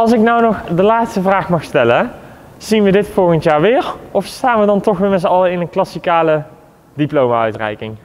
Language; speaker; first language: Dutch; native; Dutch